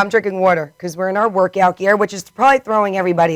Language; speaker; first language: English; native; English